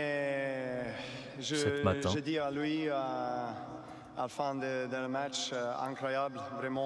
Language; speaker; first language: French; non-native, fluent; Serbian